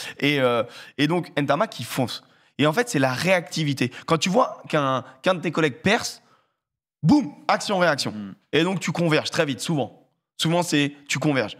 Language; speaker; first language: French; native; French